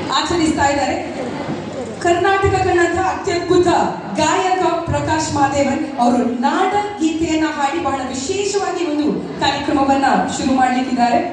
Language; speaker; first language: Kannada; native; Kannada